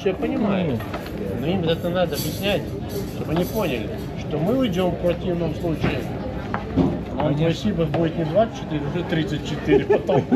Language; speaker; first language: Russian; non-native, local second language; Latvian